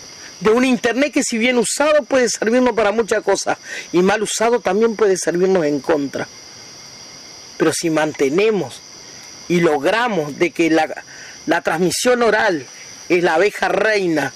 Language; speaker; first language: Spanish; native; Spanish